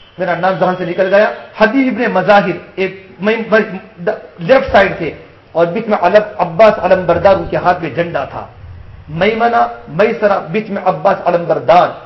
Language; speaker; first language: Urdu; non-native, local second language; Gujarati